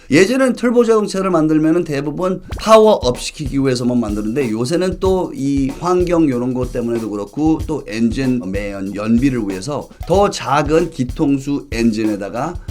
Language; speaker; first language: Korean; early bilingual, other home language; English